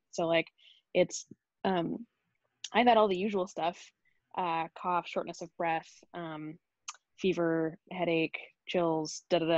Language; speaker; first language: English; native; English